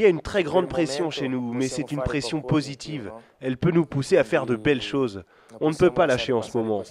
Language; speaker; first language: French; native; French